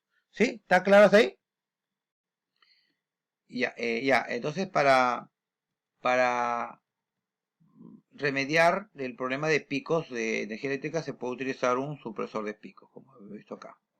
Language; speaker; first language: Spanish; native; Spanish